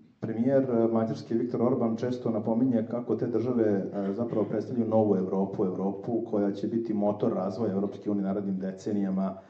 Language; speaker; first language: Serbian; native; Serbian